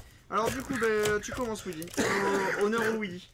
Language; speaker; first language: French; native; French